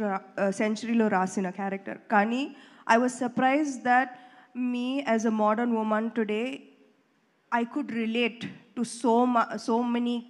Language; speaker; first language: Telugu; non-native, fluent; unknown